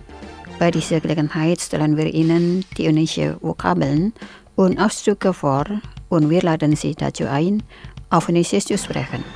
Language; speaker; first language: German; non-native, fluent; Indonesian